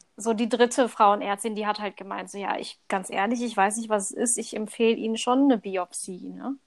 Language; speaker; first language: German; early bilingual, other home language; Thai